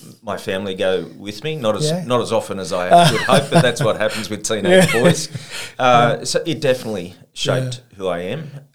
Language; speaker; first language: English; native; English